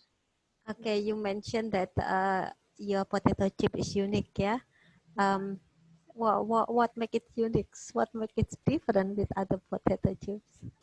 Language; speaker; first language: English; non-native, fluent; Indonesian